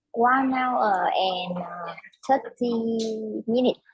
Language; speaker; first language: English; non-native, learner; Vietnamese